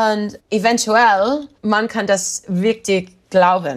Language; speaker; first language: German; non-native, learner; English